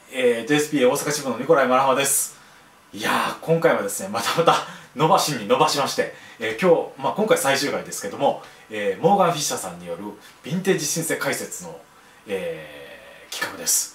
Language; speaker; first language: Japanese; native; Japanese